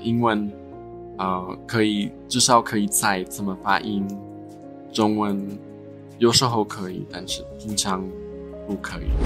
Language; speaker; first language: Chinese; non-native, learner; English